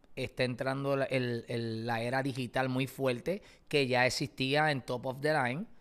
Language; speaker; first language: Spanish; native; Spanish